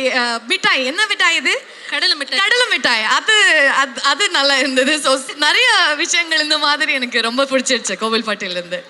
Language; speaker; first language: Tamil; non-native, learner; Kannada